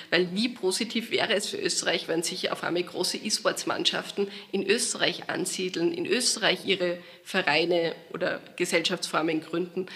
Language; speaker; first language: German; native; German